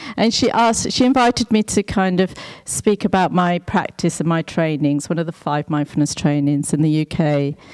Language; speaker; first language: English; native; English